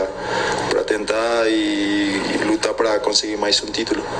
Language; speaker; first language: Portuguese; non-native, fluent; Spanish